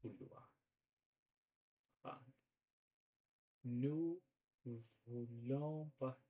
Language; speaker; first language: French; non-native, learner; Portuguese